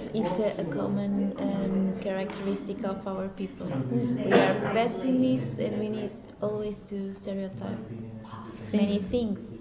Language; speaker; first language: English; non-native, learner; Portuguese